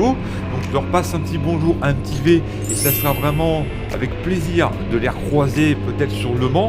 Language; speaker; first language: French; native; French